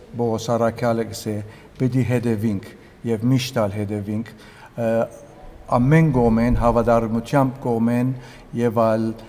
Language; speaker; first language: Armenian; early bilingual, heritage; Armenian